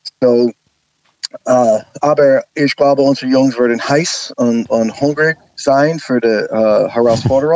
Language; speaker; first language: German; non-native, learner; English